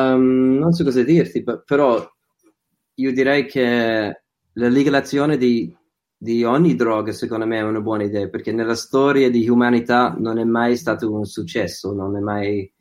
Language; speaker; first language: Italian; non-native, fluent; English